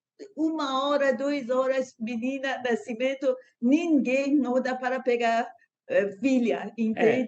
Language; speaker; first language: Portuguese; non-native, learner; Persian